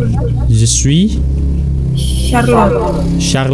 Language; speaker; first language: French; non-native, fluent; Indonesian